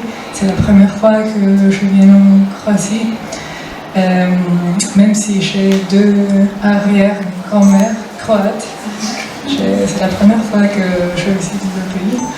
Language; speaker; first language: French; non-native, fluent; Spanish